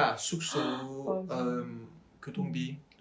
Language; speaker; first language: Korean; non-native, fluent; French